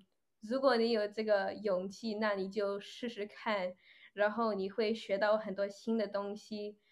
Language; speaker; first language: Chinese; early bilingual, other home language; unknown